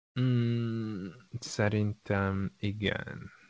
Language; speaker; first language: Hungarian; non-native, learner; Chinese